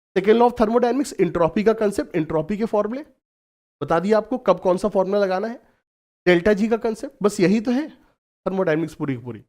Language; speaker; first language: Hindi; native; Hindi